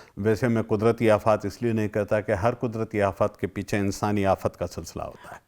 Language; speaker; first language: Urdu; non-native, local second language; Sindhi